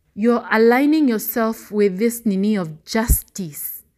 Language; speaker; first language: English; non-native, local second language; Swahili